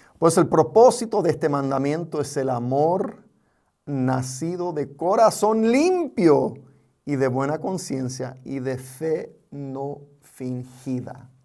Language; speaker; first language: Spanish; non-native, fluent; English